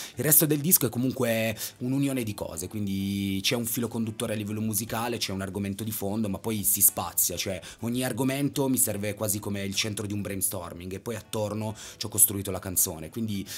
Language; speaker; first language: Italian; native; Italian